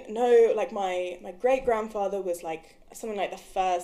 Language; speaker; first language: English; native; English